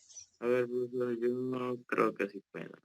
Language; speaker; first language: Spanish; native; Spanish